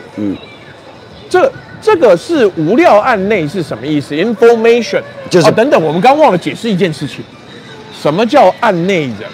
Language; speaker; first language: Chinese; native; Chinese